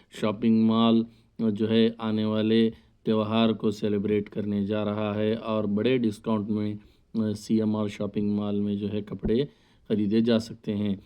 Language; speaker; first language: Urdu; native; Urdu